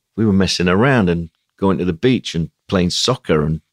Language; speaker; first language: English; native; English